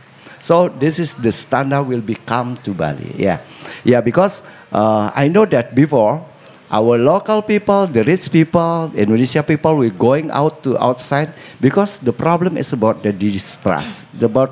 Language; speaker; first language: English; non-native, learner; Indonesian